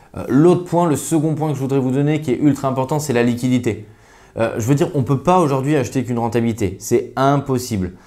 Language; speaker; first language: French; native; French